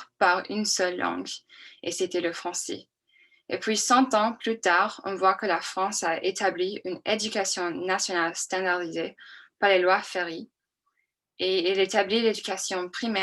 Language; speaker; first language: French; non-native, fluent; English